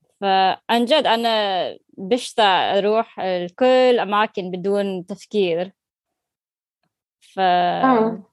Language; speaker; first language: Arabic; non-native, learner; English